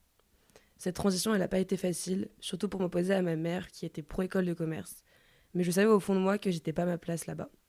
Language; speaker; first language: French; native; French